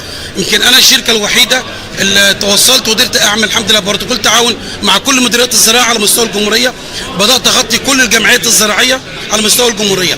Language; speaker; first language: Arabic; native; Arabic